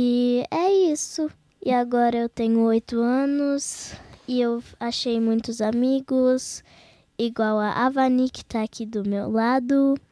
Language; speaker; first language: Portuguese; early bilingual, heritage; Portuguese